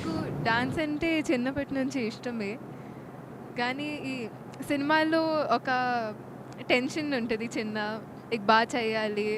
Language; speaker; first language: Telugu; non-native, fluent; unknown